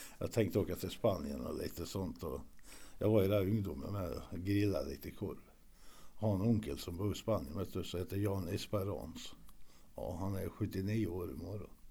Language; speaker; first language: Swedish; early bilingual, other home language; Norwegian